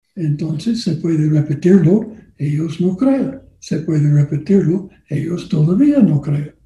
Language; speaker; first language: Spanish; non-native, learner; English